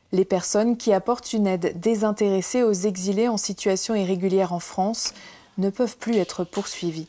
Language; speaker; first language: French; native; French